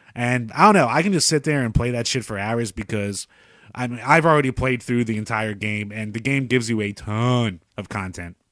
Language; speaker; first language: English; native; English